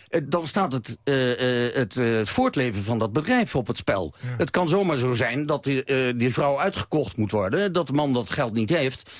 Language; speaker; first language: Dutch; native; Dutch